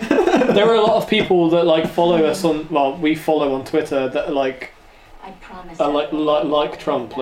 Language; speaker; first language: English; native; English